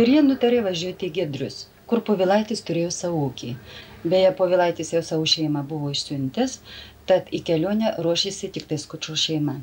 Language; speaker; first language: Lithuanian; native; Lithuanian